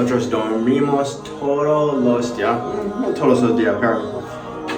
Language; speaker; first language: Spanish; non-native, learner; English